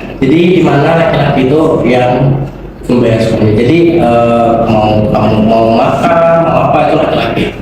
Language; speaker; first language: Indonesian; native; Indonesian